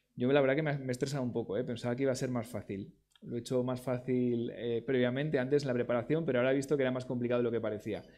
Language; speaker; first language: Spanish; native; Spanish